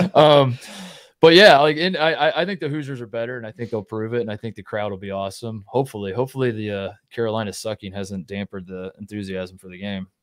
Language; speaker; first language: English; native; English